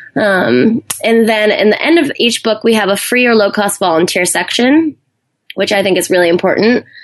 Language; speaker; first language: English; native; English